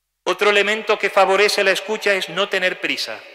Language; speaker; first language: Spanish; native; Spanish